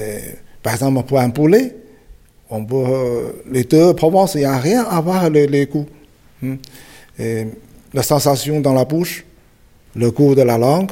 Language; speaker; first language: French; non-native, fluent; Chinese